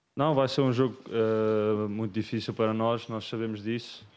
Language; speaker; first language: Portuguese; early bilingual, other home language; English